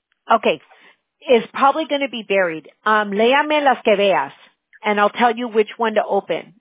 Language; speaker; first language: English; early bilingual, other home language; Spanish